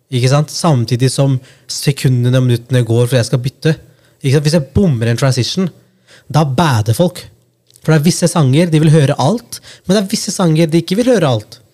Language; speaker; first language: Norwegian; early bilingual, other home language; Punjabi